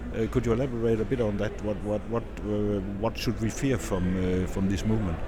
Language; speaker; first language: English; non-native, fluent; Danish